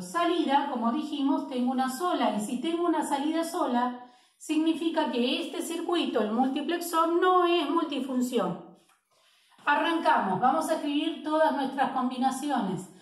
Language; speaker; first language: Spanish; native; Spanish